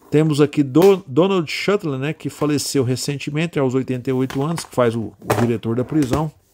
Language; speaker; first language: Portuguese; native; Portuguese